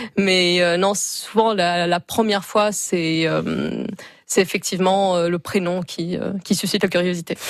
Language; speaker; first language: French; early bilingual, other home language; English